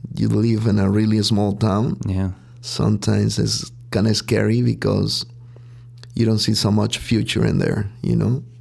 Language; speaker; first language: English; non-native, fluent; Spanish